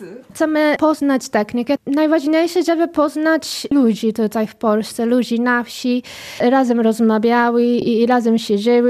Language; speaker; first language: Polish; non-native, learner; Japanese